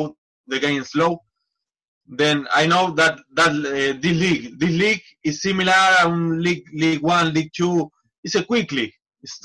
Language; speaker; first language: English; non-native, learner; Spanish